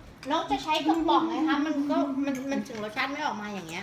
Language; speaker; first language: Thai; early bilingual, heritage; Thai